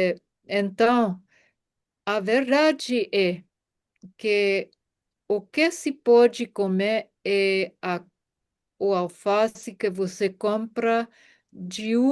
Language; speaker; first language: Portuguese; non-native, fluent; German